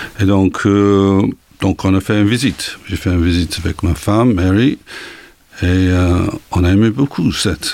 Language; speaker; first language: French; non-native, learner; English